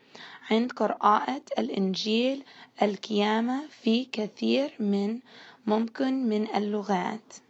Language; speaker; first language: Arabic; non-native, learner; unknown